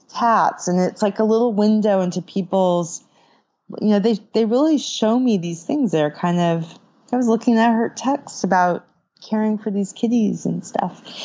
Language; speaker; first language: English; native; English